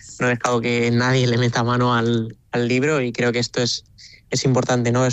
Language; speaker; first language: Spanish; native; Spanish